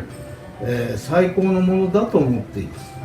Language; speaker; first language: Japanese; native; Japanese